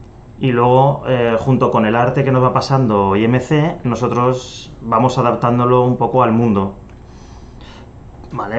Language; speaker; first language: Spanish; native; Spanish